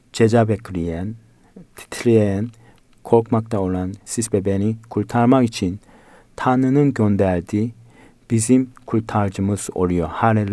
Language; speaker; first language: Turkish; non-native, fluent; Korean